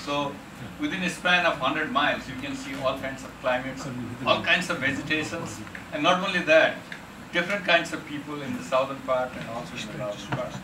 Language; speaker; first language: English; non-native, fluent; Nepali